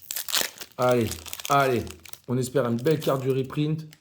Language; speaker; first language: French; native; French